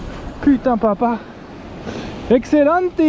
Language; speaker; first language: French; native; French